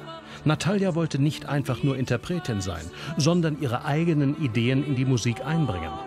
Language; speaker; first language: German; native; German